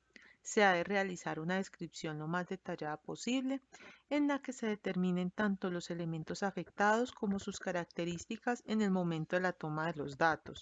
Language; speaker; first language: Spanish; native; Spanish